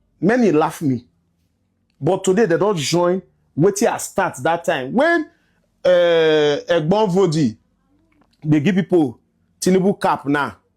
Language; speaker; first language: Nigerian Pidgin; native; Nigerian Pidgin